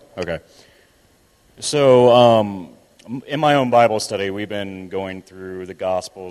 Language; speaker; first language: English; native; English